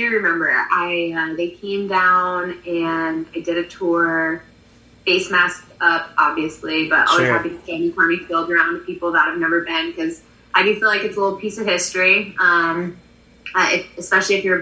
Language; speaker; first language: English; native; English